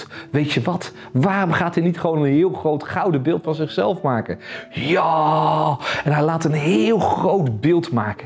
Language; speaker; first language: Dutch; native; Dutch